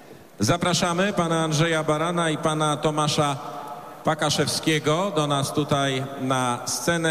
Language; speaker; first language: Polish; native; Polish